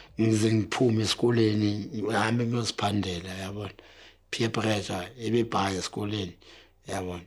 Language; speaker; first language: Zulu; native; Zulu